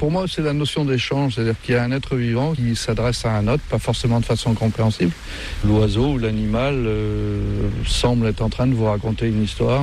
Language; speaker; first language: French; native; French